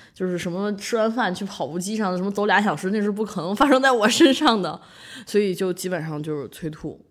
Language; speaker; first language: Chinese; native; Chinese